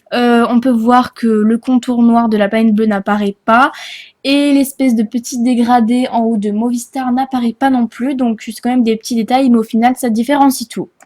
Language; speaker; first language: French; native; French